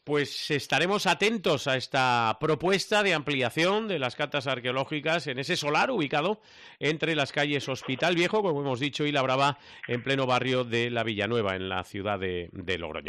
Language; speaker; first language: Spanish; native; Spanish